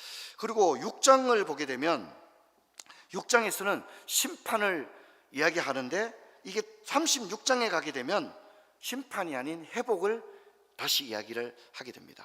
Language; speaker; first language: Korean; native; Korean